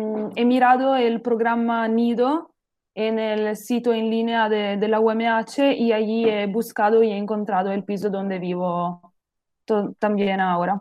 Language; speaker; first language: Spanish; non-native, learner; Italian